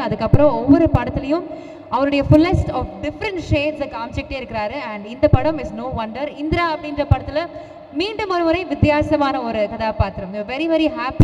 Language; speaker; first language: Tamil; native; Tamil